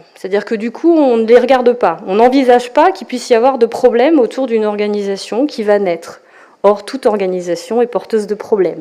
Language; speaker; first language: French; native; French